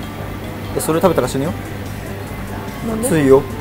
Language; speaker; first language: Japanese; native; Japanese